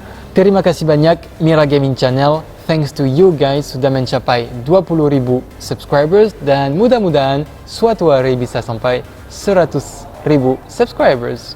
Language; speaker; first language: Indonesian; non-native, fluent; French